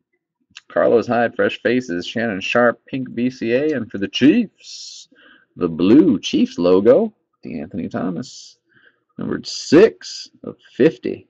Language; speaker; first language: English; native; English